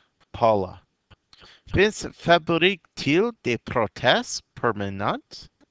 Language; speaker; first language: French; non-native, fluent; English